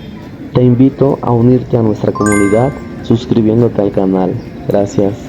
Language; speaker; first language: Spanish; native; Spanish